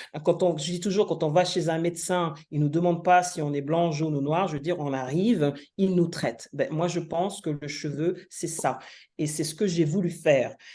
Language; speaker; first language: French; native; French